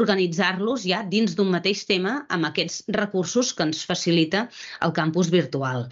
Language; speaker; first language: Catalan; native; Catalan